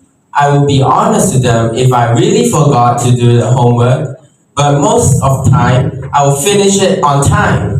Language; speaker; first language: English; non-native, local second language; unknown